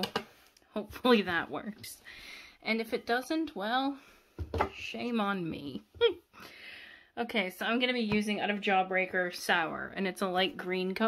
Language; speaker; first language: English; native; English